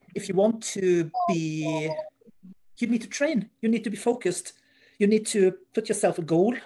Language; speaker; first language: English; non-native, fluent; Norwegian